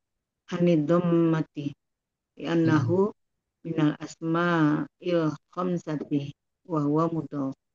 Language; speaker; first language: Arabic; non-native, learner; Indonesian